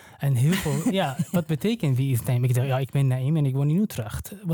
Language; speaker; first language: Dutch; non-native, learner; Persian